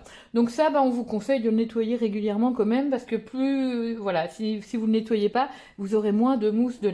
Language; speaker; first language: French; native; French